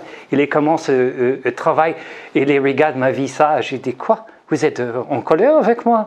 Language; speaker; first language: French; non-native, learner; English